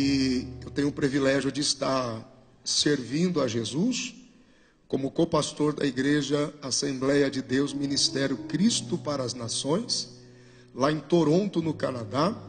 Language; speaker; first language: Portuguese; native; Portuguese